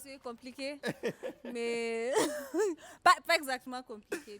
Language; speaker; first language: French; non-native, fluent; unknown